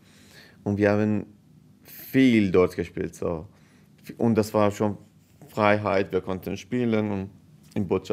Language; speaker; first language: German; non-native, fluent; Persian